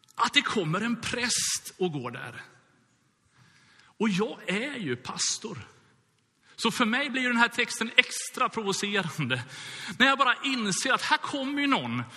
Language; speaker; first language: Swedish; native; Swedish